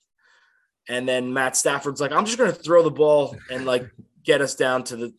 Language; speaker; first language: English; native; English